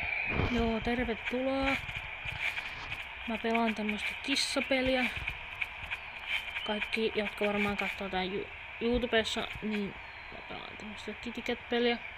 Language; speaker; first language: Finnish; native; Finnish